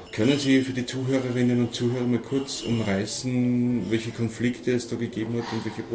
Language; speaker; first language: German; native; German